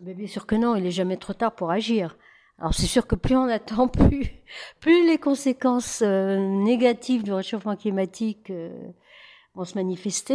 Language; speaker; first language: French; native; French